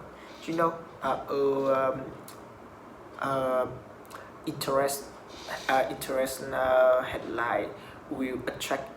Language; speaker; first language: English; non-native, learner; Vietnamese